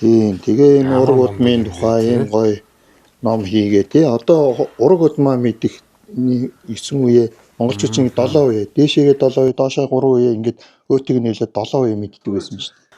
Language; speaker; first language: Mongolian; native; Mongolian